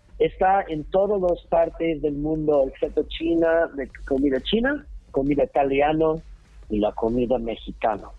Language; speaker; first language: Spanish; non-native, learner; English